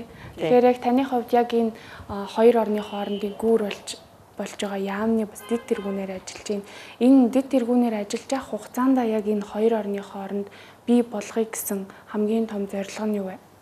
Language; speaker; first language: Mongolian; native; Mongolian